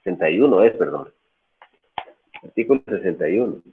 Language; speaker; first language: Spanish; native; Spanish